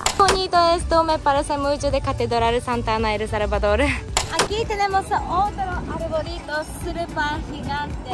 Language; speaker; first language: Spanish; non-native, learner; Japanese